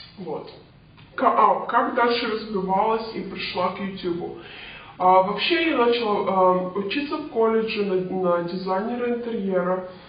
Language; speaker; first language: Russian; non-native, local second language; Romanian